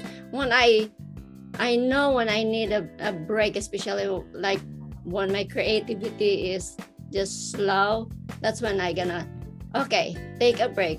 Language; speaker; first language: English; non-native, local second language; Filipino